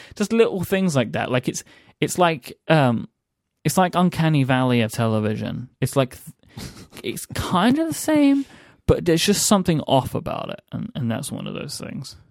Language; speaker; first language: English; native; English